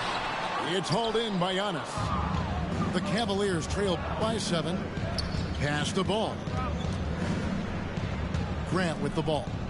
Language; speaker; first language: English; native; English